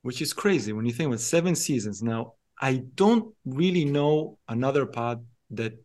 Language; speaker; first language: English; non-native, fluent; Hebrew